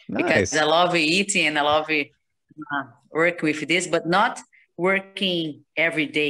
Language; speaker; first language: English; non-native, learner; Portuguese